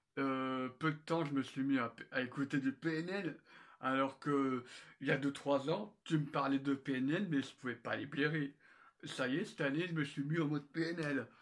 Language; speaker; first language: French; native; French